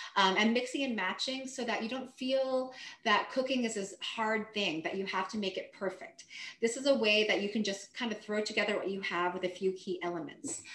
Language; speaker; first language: English; native; English